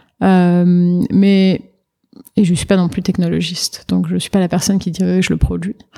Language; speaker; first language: French; native; French